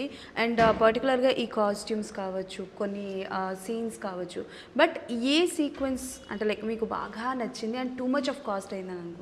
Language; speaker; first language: Telugu; native; Telugu